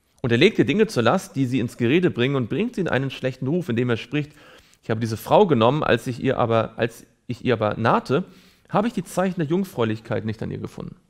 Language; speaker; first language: German; native; German